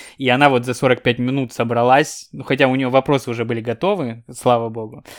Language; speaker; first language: Russian; native; Russian